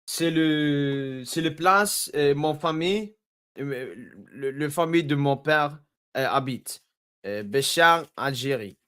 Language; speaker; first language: French; non-native, learner; English